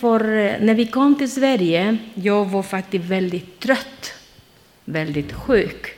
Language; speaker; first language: Swedish; non-native, learner; Spanish